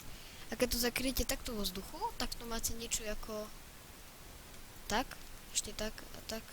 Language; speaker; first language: Slovak; native; Slovak